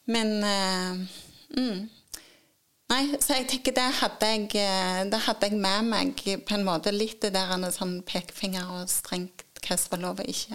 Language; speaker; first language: Norwegian; native; Norwegian